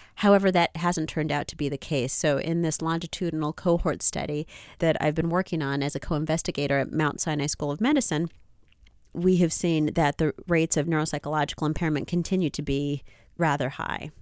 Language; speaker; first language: English; native; English